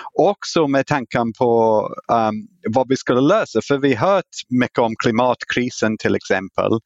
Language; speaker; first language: Swedish; non-native, fluent; English